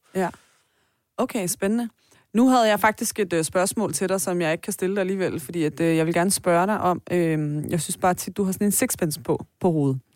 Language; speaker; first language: Danish; early bilingual, other home language; Persian